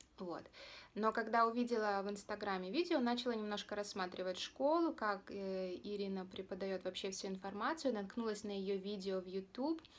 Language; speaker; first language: Russian; native; Russian